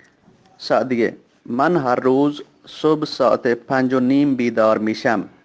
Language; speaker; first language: Persian; non-native, fluent; Urdu